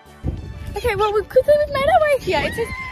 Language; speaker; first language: English; native; English